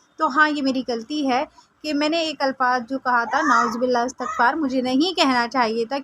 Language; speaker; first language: Hindi; native; Hindi